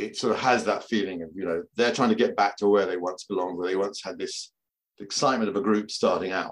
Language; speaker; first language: English; native; English